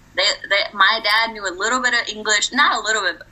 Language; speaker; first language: English; early bilingual, other home language; Spanish